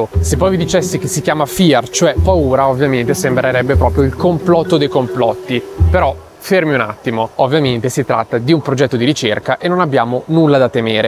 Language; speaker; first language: Italian; native; Italian